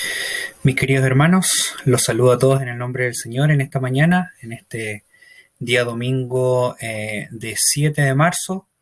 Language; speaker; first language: Spanish; native; Spanish